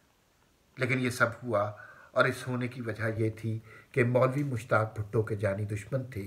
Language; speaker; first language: Urdu; native; Urdu